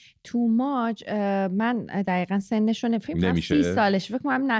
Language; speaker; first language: Persian; native; Persian